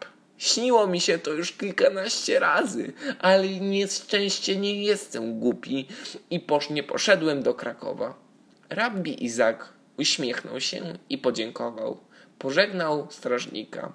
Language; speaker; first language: Polish; native; Polish